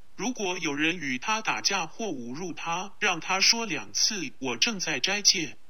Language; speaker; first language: Chinese; non-native, local second language; Cantonese